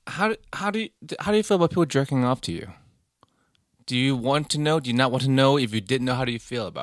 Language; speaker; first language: English; native; English